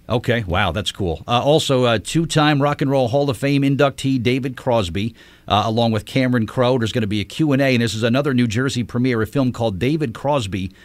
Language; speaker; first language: English; native; English